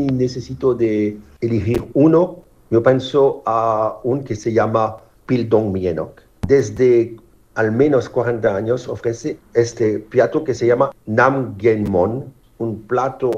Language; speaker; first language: Spanish; non-native, fluent; French